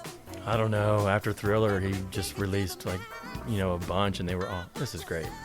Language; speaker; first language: English; native; English